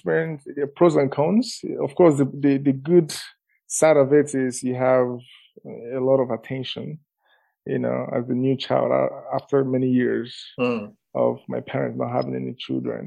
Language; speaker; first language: English; non-native, local second language; Igbo